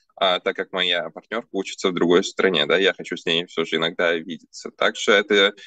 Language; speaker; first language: Russian; early bilingual, other home language; Armenian